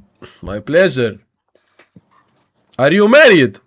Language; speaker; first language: English; non-native, learner; Arabic